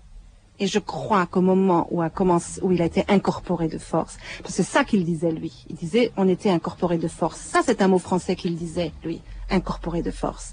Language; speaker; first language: French; native; French